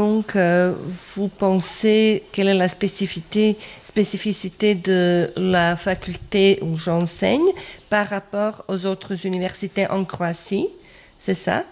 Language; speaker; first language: French; non-native, fluent; Croatian